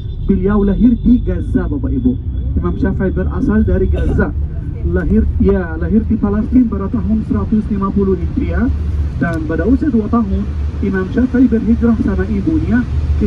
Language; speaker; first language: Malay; non-native, fluent; Arabic